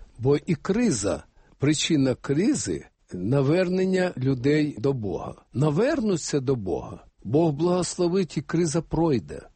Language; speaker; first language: Ukrainian; native; Ukrainian